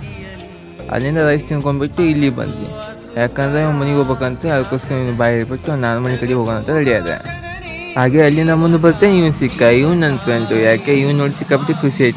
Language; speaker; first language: Kannada; native; Kannada